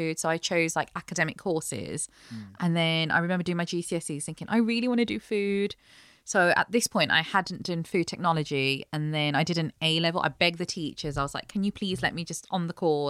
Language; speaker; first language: English; native; English